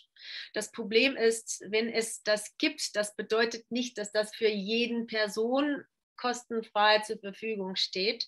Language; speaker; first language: German; non-native, fluent; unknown